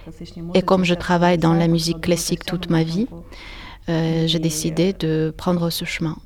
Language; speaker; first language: French; non-native, fluent; Ukrainian